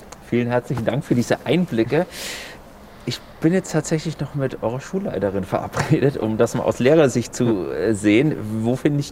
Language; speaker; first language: German; native; German